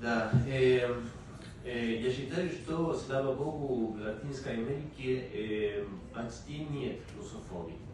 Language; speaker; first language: Russian; non-native, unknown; Spanish